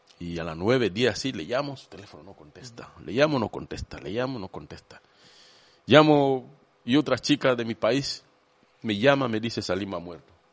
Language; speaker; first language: Spanish; non-native, fluent; Swahili